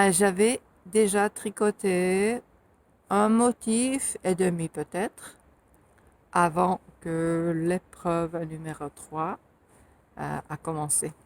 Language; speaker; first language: French; non-native, fluent; Finnish